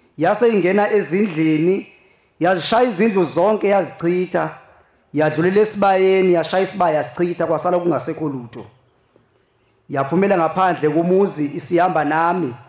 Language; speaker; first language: Zulu; native; Zulu